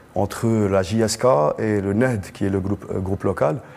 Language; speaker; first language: French; non-native, local second language; Arabic